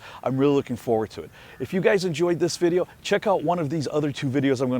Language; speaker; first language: English; native; English